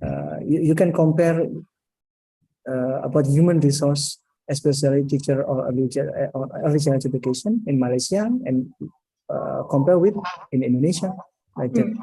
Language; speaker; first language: English; non-native, learner; Indonesian